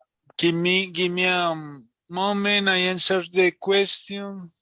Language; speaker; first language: English; non-native, learner; Spanish